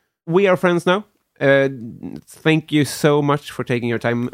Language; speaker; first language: English; non-native, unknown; Swedish